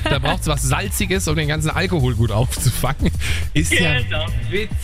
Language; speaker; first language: German; native; German